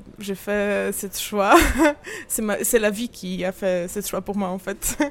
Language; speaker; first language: French; non-native, fluent; Polish